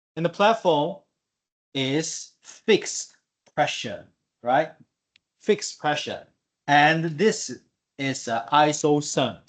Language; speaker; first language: English; non-native, fluent; Chinese